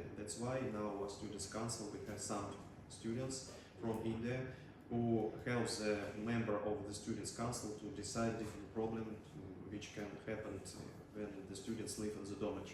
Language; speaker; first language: English; non-native, learner; Russian